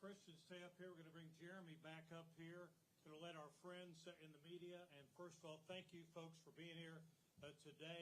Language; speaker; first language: English; native; English